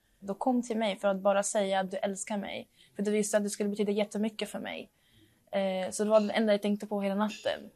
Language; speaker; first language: Swedish; non-native, fluent; Arabic